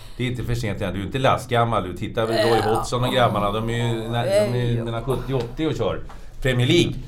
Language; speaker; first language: Swedish; native; Swedish